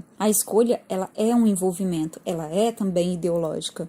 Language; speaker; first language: Portuguese; native; Portuguese